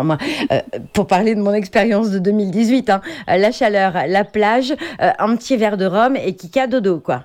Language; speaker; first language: French; native; French